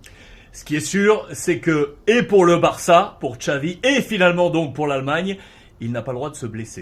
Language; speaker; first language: French; native; French